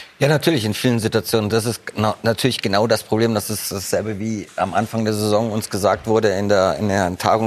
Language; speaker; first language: German; native; German